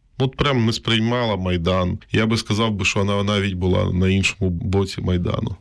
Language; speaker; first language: Ukrainian; non-native, local second language; Russian